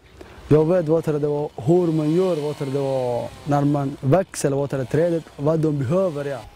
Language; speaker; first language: Swedish; non-native, learner; Somali